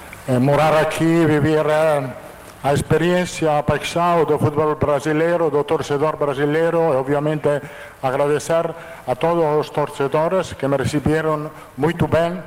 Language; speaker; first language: Portuguese; non-native, fluent; Italian